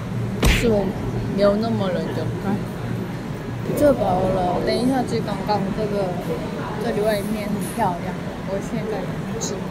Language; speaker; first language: Chinese; non-native, learner; Korean